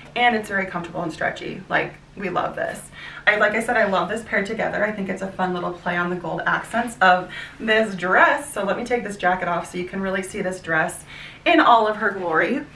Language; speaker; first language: English; native; English